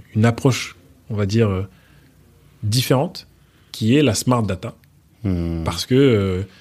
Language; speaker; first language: French; native; French